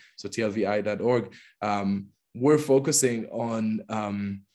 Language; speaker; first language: English; non-native, fluent; Hebrew